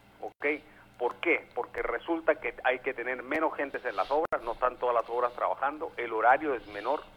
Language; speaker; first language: Spanish; native; Spanish